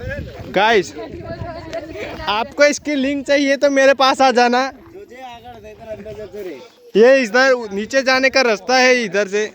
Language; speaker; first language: Hindi; non-native, local second language; Gujarati